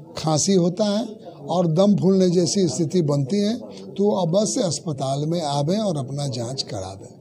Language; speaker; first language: Hindi; native; Hindi